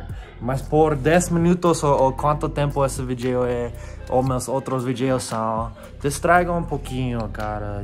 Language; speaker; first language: Portuguese; non-native, fluent; English